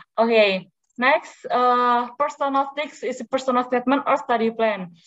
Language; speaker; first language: English; non-native, learner; Indonesian